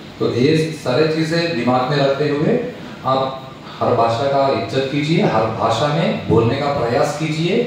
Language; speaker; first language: Hindi; non-native, local second language; Telugu